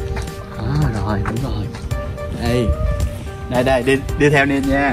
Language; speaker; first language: Vietnamese; native; Vietnamese